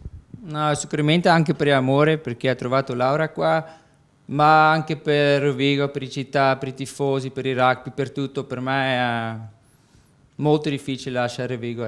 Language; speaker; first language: Italian; non-native, learner; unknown